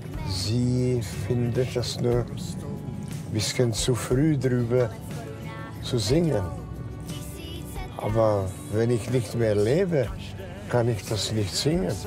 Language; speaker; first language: German; non-native, fluent; Czech